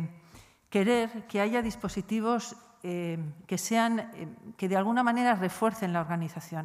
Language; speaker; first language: Spanish; native; Spanish